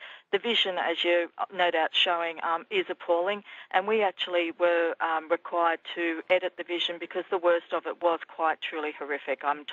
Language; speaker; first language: English; native; English